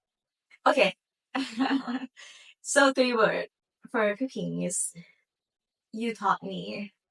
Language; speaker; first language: English; non-native, learner; Thai